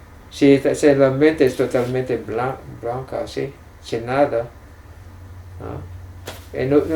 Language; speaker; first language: Spanish; non-native, fluent; English